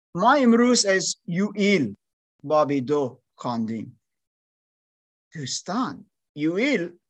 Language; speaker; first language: Persian; non-native, learner; German